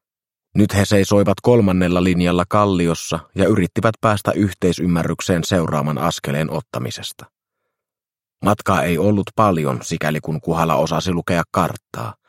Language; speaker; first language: Finnish; native; Finnish